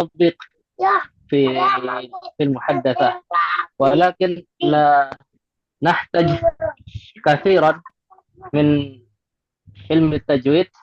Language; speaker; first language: Arabic; non-native, learner; Indonesian